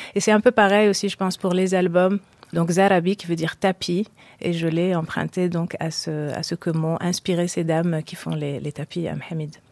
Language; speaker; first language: French; non-native, local second language; Arabic